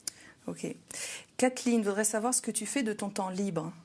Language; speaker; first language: French; native; French